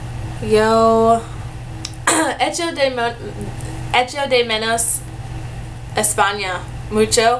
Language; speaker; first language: Spanish; early bilingual, heritage; English